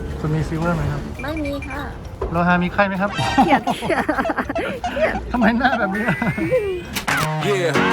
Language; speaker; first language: Thai; native; Thai